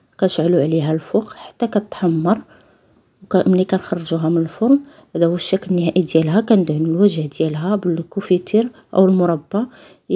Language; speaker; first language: Arabic; native; Arabic